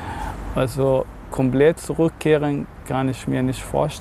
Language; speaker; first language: German; non-native, fluent; Arabic